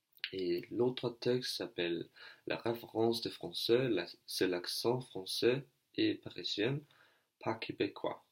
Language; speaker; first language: French; non-native, learner; Danish